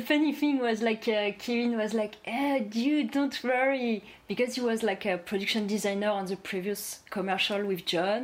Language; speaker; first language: English; non-native, fluent; French